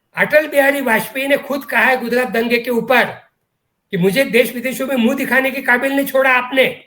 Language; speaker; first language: Hindi; non-native, local second language; Marathi